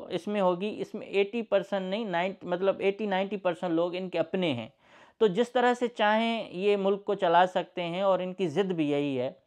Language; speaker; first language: Urdu; non-native, local second language; Sindhi